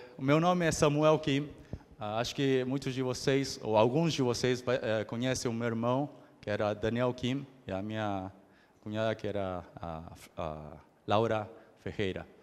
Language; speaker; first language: Portuguese; early bilingual, other home language; Korean